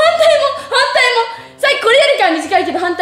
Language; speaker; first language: Japanese; native; Japanese